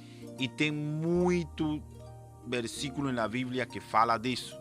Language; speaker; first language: Portuguese; non-native, fluent; Spanish